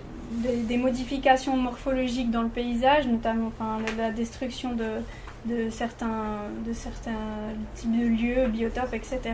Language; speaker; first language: French; native; French